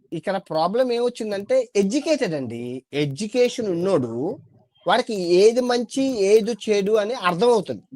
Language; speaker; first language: Telugu; native; Telugu